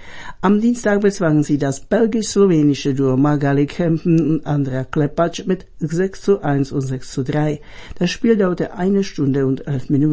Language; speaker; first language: German; native; German